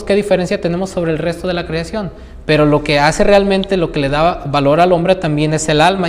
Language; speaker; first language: Spanish; native; Spanish